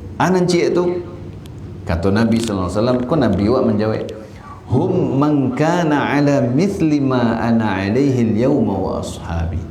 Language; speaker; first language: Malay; non-native, local second language; Minangkabau